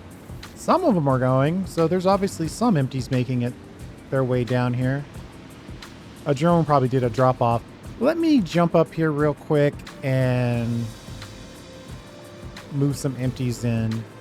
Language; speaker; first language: English; native; English